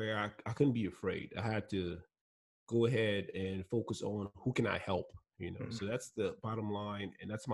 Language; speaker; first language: English; non-native, local second language; Igbo